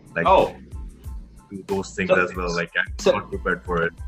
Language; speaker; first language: English; non-native, local second language; Gujarati